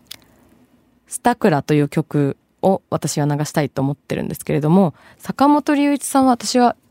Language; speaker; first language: Japanese; early bilingual, other home language; Bangla